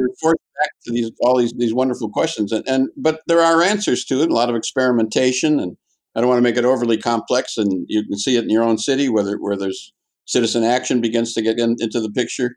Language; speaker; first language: English; native; English